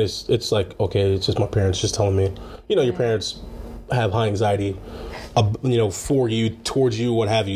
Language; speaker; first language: English; native; English